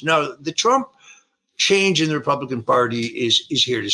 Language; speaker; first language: English; native; English